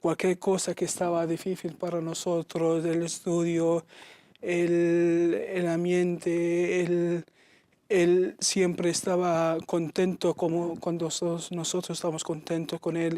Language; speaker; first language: Spanish; non-native, learner; Arabic